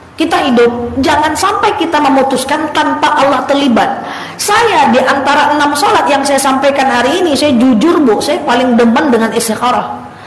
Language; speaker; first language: Indonesian; native; Indonesian